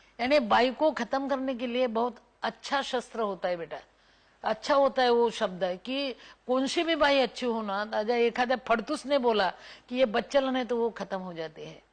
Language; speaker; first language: Hindi; non-native, local second language; Marathi